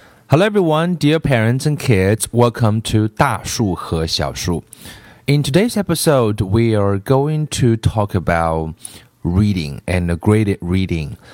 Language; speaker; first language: English; non-native, fluent; Chinese